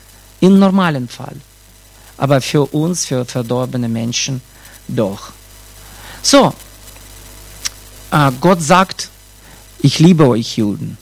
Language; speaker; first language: German; non-native, fluent; Russian